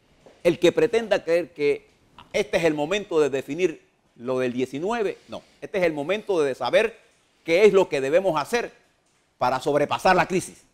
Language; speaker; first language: Spanish; native; Spanish